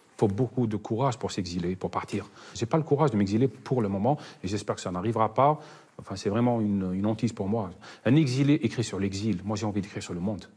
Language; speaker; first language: French; non-native, local second language; Arabic